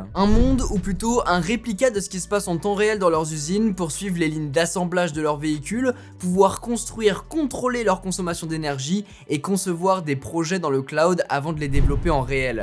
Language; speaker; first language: French; native; French